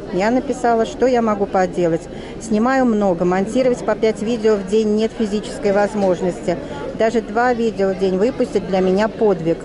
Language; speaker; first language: Russian; native; Russian